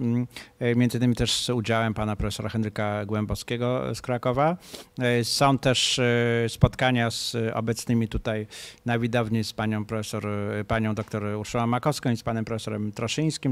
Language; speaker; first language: Polish; native; Polish